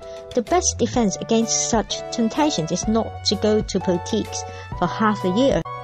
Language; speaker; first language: English; non-native, local second language; Cantonese